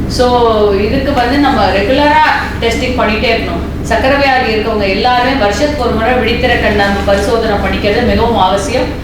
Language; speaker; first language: Tamil; native; Tamil